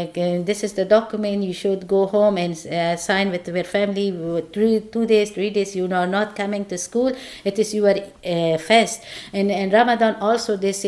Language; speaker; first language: English; non-native, learner; Persian